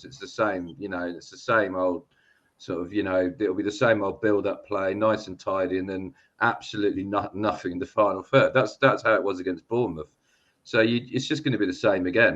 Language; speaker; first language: English; native; English